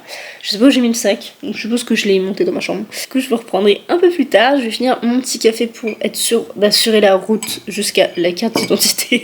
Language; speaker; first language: French; native; French